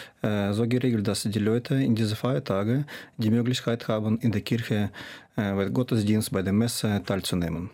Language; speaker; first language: German; non-native, fluent; Russian